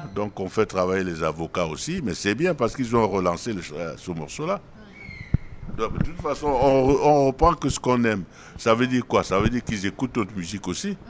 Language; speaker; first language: French; non-native, local second language; Duala